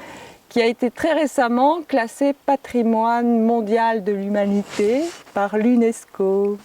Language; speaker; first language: French; native; French